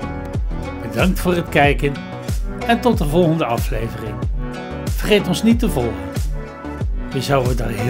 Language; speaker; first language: Dutch; native; Dutch